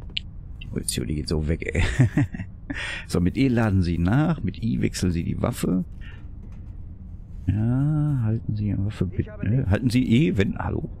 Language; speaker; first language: German; native; German